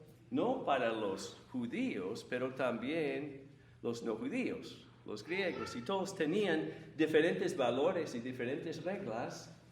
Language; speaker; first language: Spanish; non-native, fluent; English